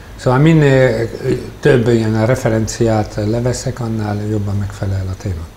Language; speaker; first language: Hungarian; early bilingual, heritage; Hungarian